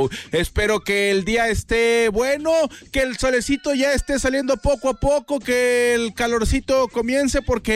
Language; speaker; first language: Spanish; native; Spanish